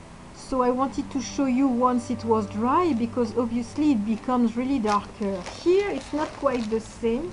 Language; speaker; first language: English; non-native, fluent; French